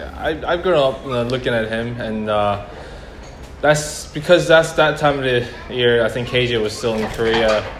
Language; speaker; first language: English; early bilingual, other home language; Korean